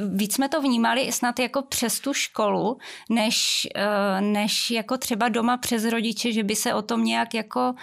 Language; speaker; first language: Czech; native; Czech